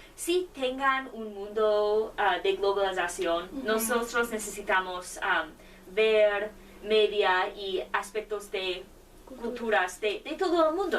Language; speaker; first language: Spanish; non-native, learner; English